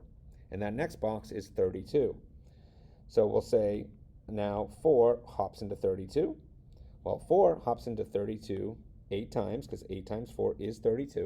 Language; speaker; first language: English; native; English